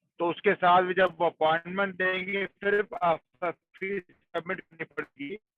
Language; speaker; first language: Urdu; native; Urdu